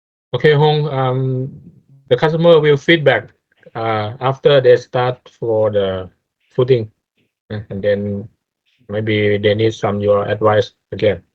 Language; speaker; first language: English; non-native, fluent; Thai